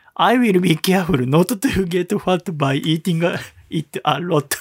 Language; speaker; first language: English; non-native, learner; Japanese